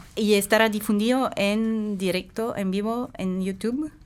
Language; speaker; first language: Spanish; non-native, fluent; French